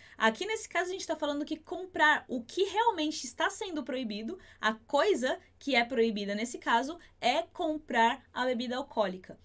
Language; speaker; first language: Portuguese; native; Portuguese